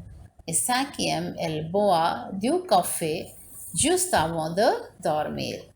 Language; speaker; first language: French; non-native, learner; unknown